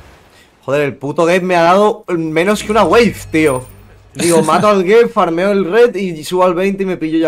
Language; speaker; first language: Spanish; native; Spanish